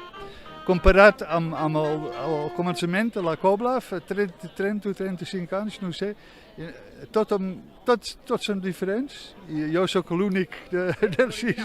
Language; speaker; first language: Catalan; non-native, fluent; Dutch